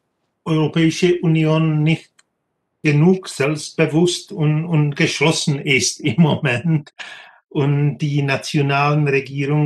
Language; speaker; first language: German; non-native, fluent; Czech